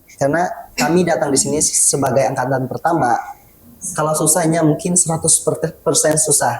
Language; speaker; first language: Indonesian; non-native, fluent; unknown